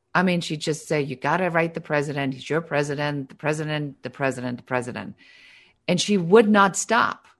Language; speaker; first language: English; non-native, fluent; German